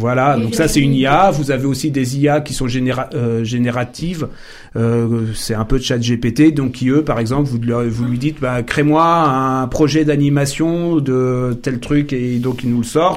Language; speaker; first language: French; native; French